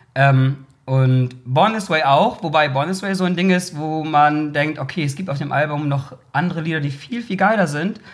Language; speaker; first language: German; native; German